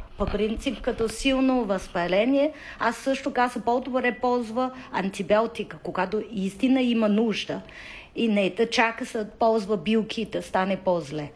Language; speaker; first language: Bulgarian; non-native, learner; Chinese